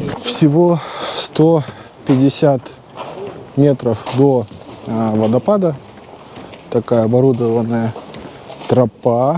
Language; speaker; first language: Russian; native; Russian